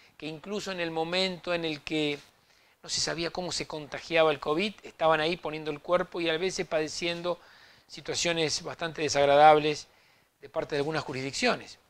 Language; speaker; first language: Spanish; native; Spanish